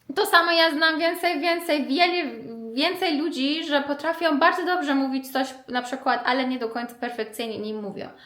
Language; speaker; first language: Polish; non-native, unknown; Persian